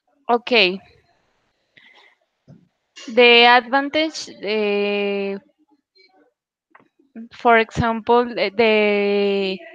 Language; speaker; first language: English; non-native, learner; Spanish